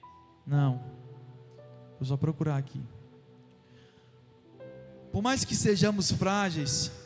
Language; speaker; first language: Portuguese; native; Portuguese